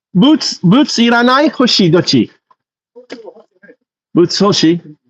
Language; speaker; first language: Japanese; non-native, learner; English